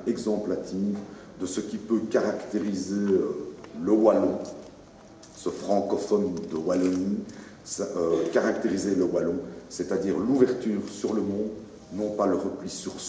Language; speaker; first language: French; native; French